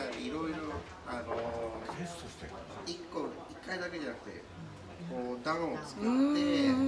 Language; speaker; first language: Japanese; early bilingual, heritage; Japanese